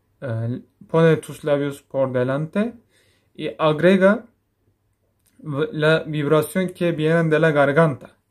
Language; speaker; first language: Spanish; non-native, fluent; Turkish